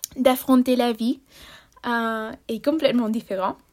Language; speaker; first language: French; non-native, fluent; Spanish